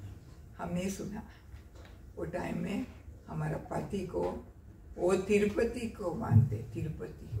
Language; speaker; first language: Hindi; non-native, local second language; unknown